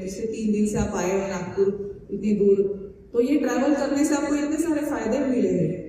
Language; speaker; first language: Hindi; non-native, local second language; Marathi